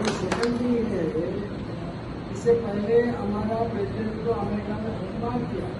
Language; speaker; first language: Hindi; non-native, local second language; Telugu